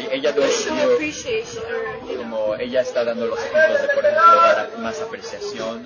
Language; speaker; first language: Spanish; non-native, learner; English